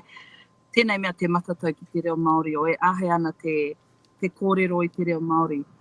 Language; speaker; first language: Māori; non-native, local second language; English